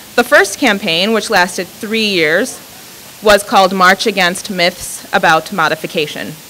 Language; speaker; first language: English; native; English